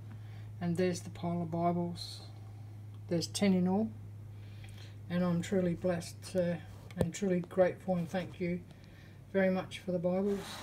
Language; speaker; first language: English; native; English